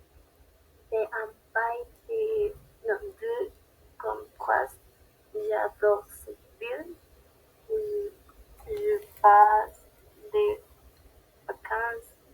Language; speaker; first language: French; non-native, learner; Spanish